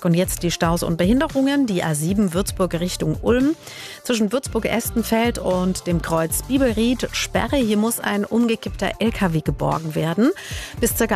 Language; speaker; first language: German; native; German